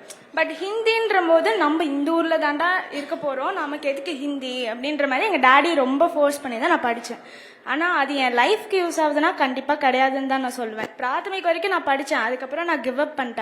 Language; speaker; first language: Tamil; native; Tamil